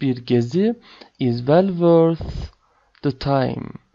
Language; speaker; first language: English; non-native, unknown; Turkish